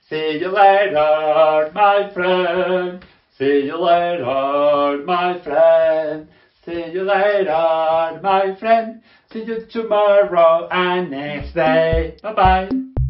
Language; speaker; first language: English; non-native, fluent; Spanish